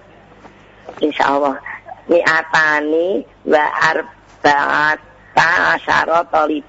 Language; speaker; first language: Arabic; non-native, learner; Indonesian